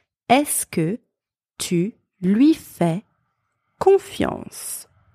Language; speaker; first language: French; native; French